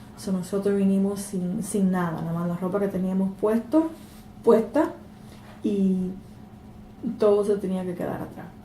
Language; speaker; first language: Spanish; native; Spanish